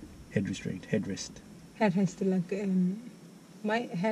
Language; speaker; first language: English; non-native, learner; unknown